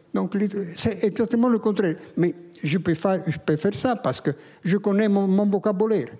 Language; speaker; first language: French; non-native, fluent; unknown